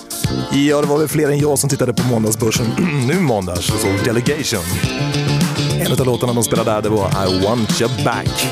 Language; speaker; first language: Swedish; native; Swedish